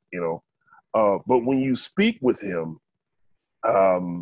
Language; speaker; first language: English; native; English